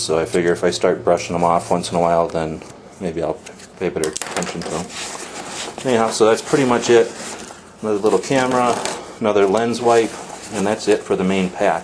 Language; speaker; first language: English; native; English